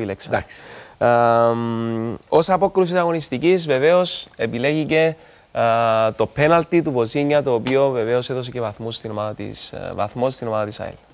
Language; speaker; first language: Greek; native; Greek